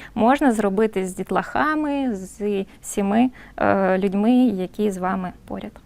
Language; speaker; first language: Ukrainian; non-native, local second language; Russian